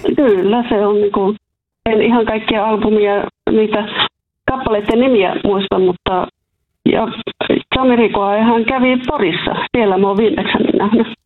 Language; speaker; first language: Finnish; native; Finnish